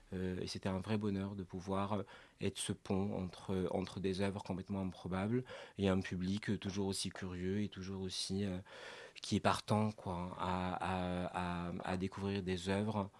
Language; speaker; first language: French; non-native, local second language; Arabic